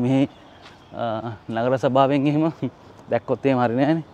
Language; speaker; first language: Hindi; non-native, learner; Sinhala